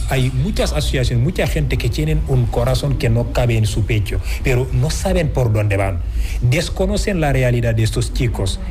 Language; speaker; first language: Spanish; non-native, fluent; Wolof